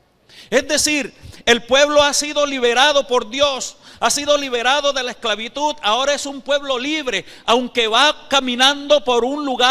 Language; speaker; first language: Spanish; native; Spanish